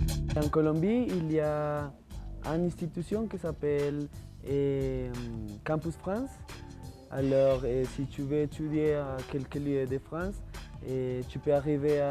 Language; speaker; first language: French; non-native, learner; Spanish